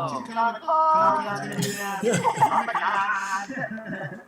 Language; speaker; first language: English; native; English